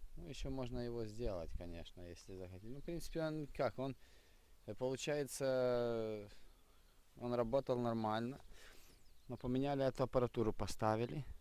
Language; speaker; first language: Russian; non-native, local second language; Ukrainian